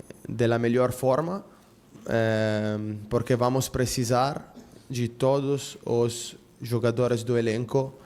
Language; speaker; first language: Portuguese; non-native, fluent; Spanish